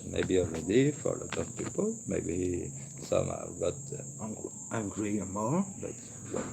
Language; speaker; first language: English; non-native, learner; French